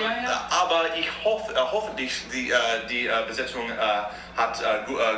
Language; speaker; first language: German; non-native, fluent; English